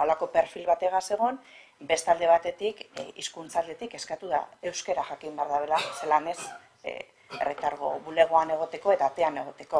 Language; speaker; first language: Basque; native; Basque